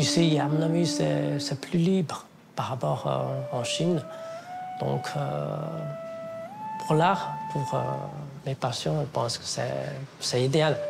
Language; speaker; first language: French; non-native, fluent; Chinese